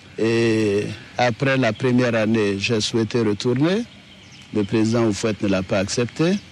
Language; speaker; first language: French; non-native, local second language; Dyula